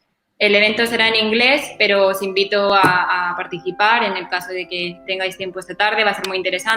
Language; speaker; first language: Spanish; native; Spanish